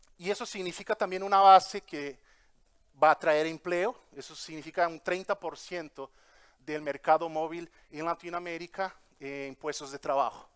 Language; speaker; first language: Spanish; early bilingual, heritage; Portuguese